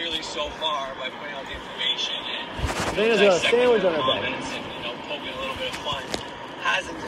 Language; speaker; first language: English; native; English